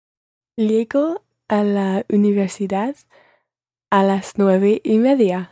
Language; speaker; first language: Spanish; non-native, learner; English